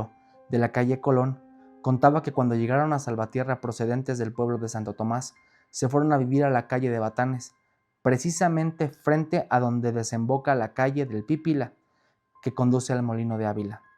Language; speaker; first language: Spanish; native; Spanish